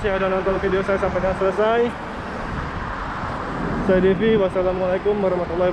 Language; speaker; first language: Indonesian; native; Indonesian